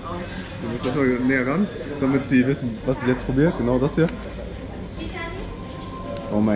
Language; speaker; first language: German; native; German